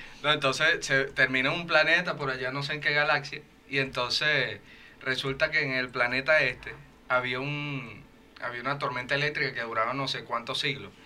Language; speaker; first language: Spanish; native; Spanish